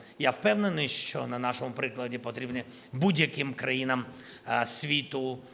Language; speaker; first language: Ukrainian; non-native, local second language; Russian